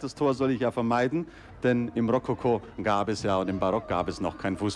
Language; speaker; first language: German; native; German